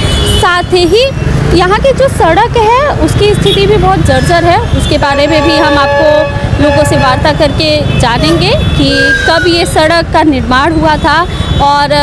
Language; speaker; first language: Hindi; native; Hindi